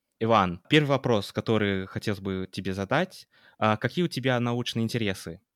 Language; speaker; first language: Russian; non-native, fluent; English